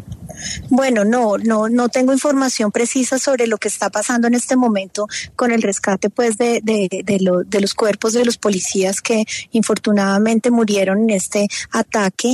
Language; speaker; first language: Spanish; native; Spanish